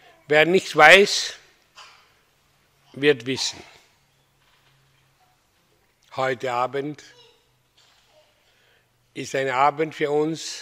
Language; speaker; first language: German; non-native, learner; Hindi